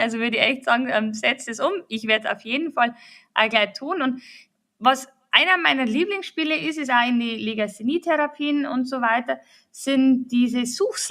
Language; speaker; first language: German; native; German